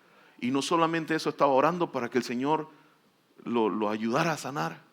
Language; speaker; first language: Spanish; native; Spanish